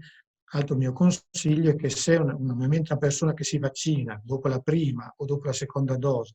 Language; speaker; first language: Italian; native; Italian